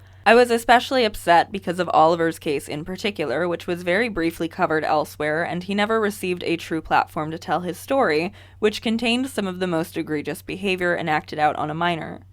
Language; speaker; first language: English; native; English